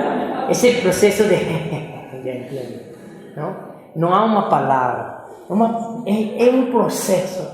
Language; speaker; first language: Portuguese; non-native, fluent; Spanish